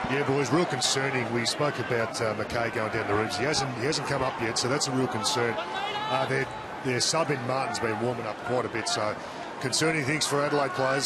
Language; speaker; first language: English; native; English